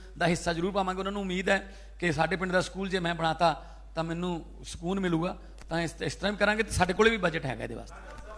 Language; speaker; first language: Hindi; non-native, local second language; Punjabi